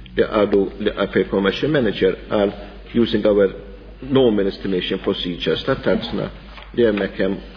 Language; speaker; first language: English; non-native, local second language; Maltese